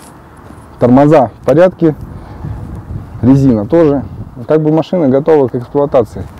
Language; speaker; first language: Russian; native; Russian